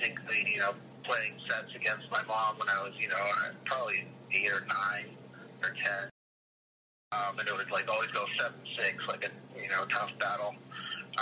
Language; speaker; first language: English; early bilingual, other home language; Russian